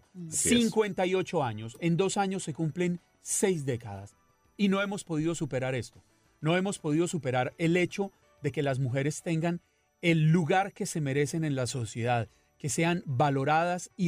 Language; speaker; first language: Spanish; native; Spanish